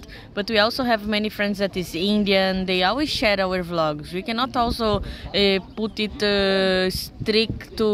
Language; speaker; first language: English; non-native, learner; Portuguese